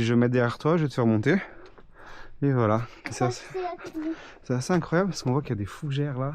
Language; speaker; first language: French; native; French